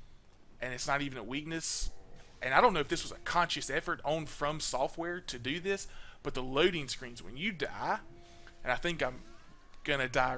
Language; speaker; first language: English; native; English